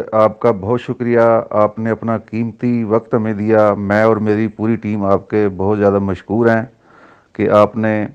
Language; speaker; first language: Urdu; non-native, local second language; Haryanvi